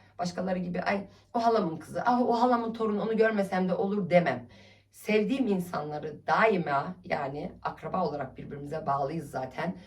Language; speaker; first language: Turkish; early bilingual, heritage; Turkish